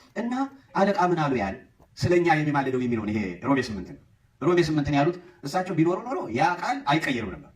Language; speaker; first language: Amharic; native; Amharic